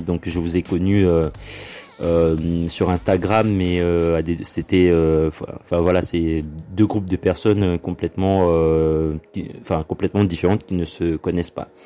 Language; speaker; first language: French; early bilingual, other home language; Lingala